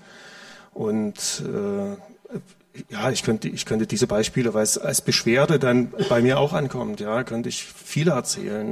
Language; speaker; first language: German; native; German